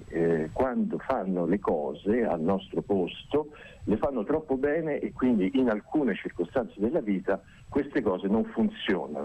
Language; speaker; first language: Italian; native; Italian